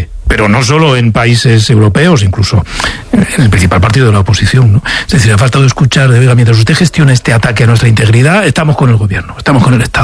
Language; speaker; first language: Spanish; native; Spanish